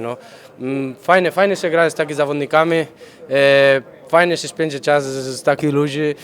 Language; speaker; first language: Polish; non-native, fluent; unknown